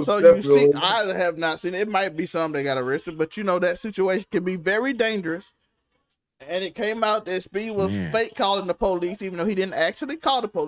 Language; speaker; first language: English; native; English